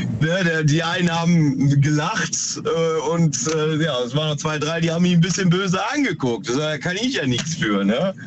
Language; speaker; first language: German; native; German